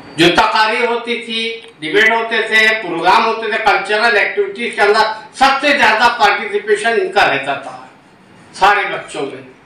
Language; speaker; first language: Hindi; non-native, local second language; Urdu